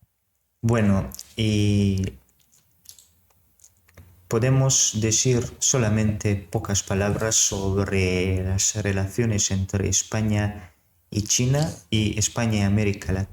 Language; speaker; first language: Spanish; non-native, fluent; Serbian